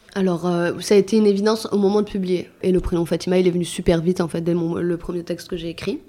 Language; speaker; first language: French; early bilingual, other home language; Arabic